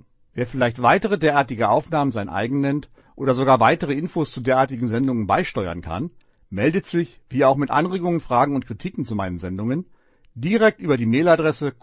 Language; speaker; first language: German; native; German